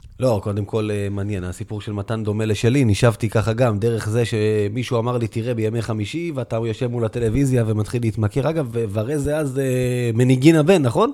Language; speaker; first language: Hebrew; native; Hebrew